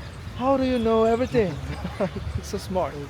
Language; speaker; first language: English; non-native, learner; Korean